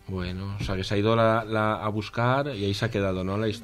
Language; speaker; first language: Spanish; native; Spanish